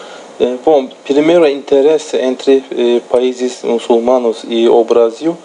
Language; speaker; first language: Portuguese; non-native, fluent; Turkish